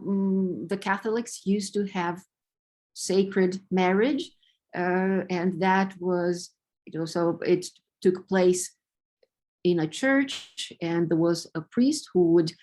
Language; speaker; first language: English; non-native, fluent; Romanian